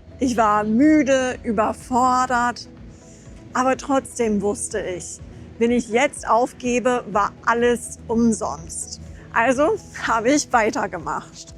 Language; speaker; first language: German; non-native, fluent; English